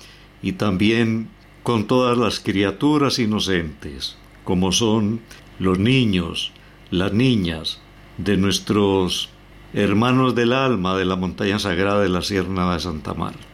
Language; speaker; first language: Spanish; native; Spanish